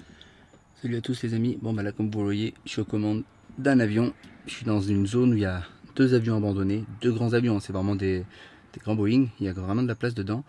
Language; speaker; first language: French; native; French